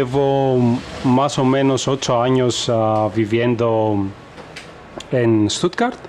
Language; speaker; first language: Spanish; non-native, fluent; Greek